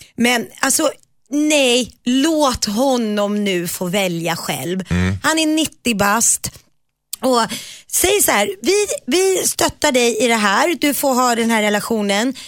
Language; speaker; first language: Swedish; native; Swedish